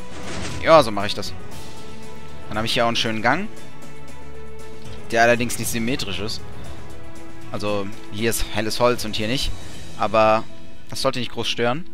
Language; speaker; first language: German; native; German